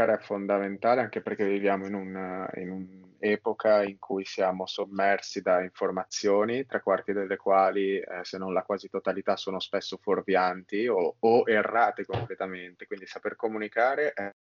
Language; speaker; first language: Italian; native; Italian